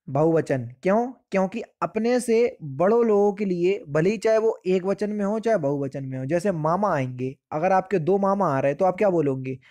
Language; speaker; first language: Hindi; native; Hindi